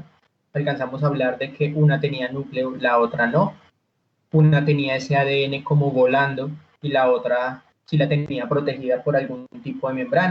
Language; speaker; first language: Spanish; native; Spanish